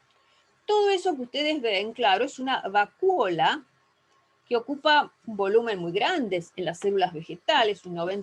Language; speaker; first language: Spanish; native; Spanish